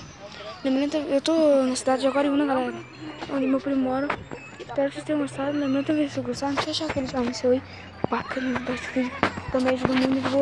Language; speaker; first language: Portuguese; native; Portuguese